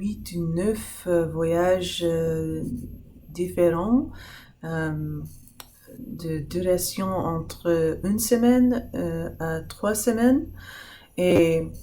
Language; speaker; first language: French; non-native, fluent; English